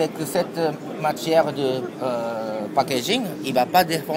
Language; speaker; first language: French; non-native, learner; Japanese